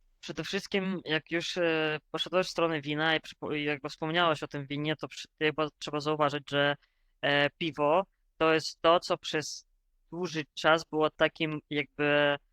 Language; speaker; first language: Polish; non-native, fluent; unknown